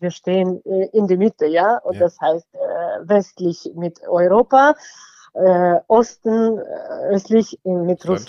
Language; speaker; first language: German; non-native, fluent; Ukrainian